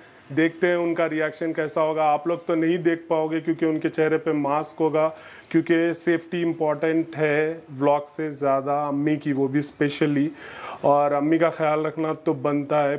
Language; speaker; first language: Hindi; native; Hindi